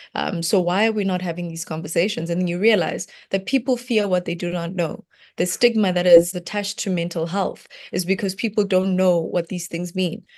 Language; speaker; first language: English; non-native, local second language; Venda